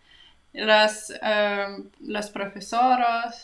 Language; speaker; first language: Spanish; non-native, learner; Russian